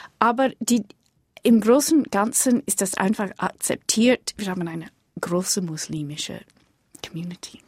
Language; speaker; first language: German; non-native, fluent; English